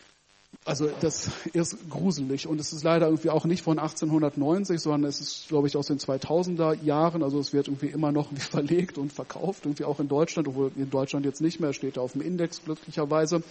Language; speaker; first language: German; native; German